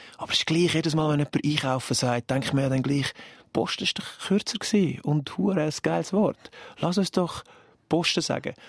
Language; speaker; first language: German; native; German